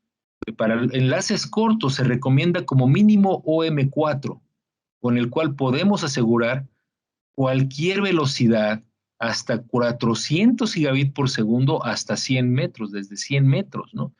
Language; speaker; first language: Spanish; native; Spanish